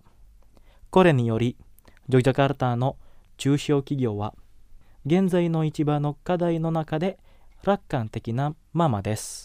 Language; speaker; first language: Japanese; non-native, fluent; Indonesian